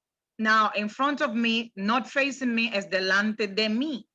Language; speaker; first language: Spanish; non-native, fluent; English